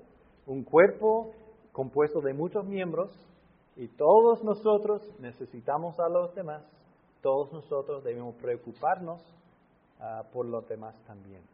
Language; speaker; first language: Spanish; non-native, fluent; English